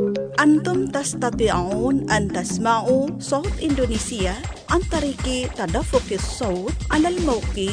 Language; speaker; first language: Arabic; non-native, fluent; Indonesian